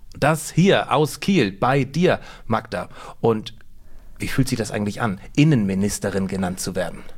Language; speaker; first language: German; native; German